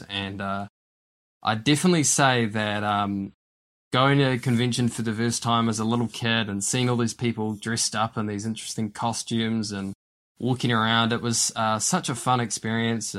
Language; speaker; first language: English; native; English